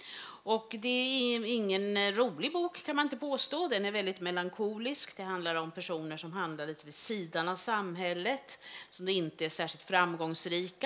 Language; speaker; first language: Swedish; native; Swedish